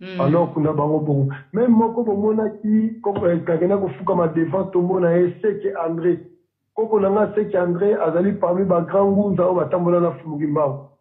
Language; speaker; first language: Lingala; non-native, local second language; Kongo